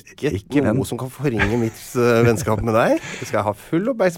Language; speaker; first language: Norwegian; native; Norwegian